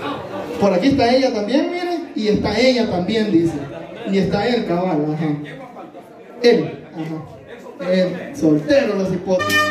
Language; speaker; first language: Spanish; native; Spanish